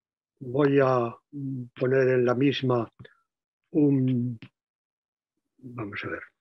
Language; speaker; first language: Spanish; native; Spanish